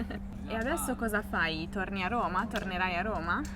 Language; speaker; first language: Italian; native; Italian